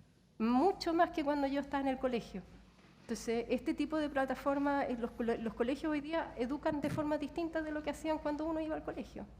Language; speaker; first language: Spanish; native; Spanish